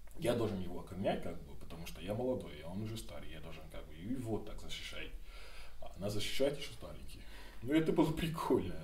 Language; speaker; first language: Russian; non-native, learner; Yoruba